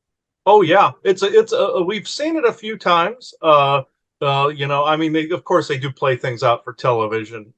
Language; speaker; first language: English; native; English